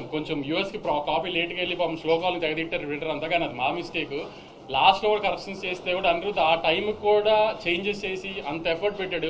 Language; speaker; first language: Telugu; native; Telugu